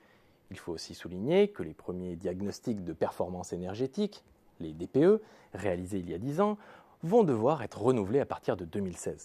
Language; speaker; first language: French; native; French